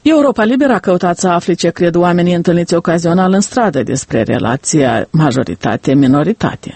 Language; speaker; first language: Romanian; native; Romanian